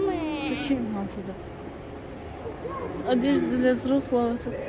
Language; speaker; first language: Russian; non-native, local second language; Tajik